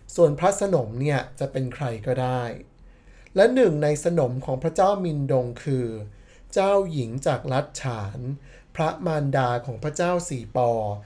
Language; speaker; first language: Thai; native; Thai